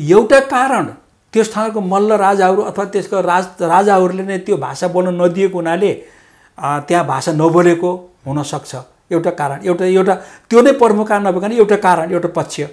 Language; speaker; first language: Nepali; non-native, local second language; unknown